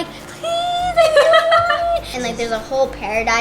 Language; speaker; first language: English; non-native, fluent; Japanese